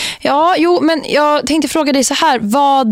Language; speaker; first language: Swedish; native; Swedish